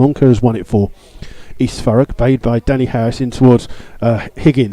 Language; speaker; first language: English; native; English